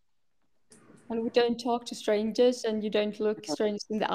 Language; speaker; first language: English; non-native, fluent; Swedish